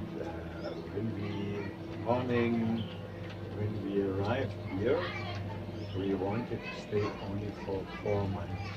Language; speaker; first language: English; non-native, fluent; German